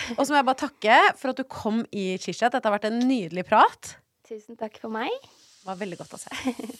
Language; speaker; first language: Norwegian; native; Norwegian